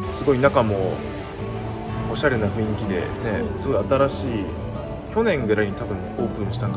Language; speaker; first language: Japanese; native; Japanese